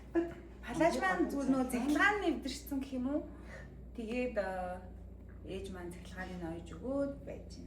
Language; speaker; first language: Mongolian; early bilingual, heritage; Mongolian